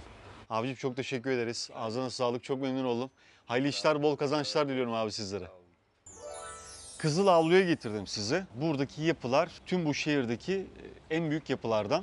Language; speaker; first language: Turkish; native; Turkish